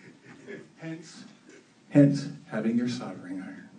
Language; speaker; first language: English; native; English